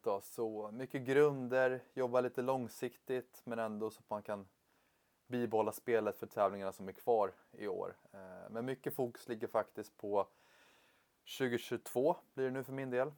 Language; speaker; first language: Swedish; native; Swedish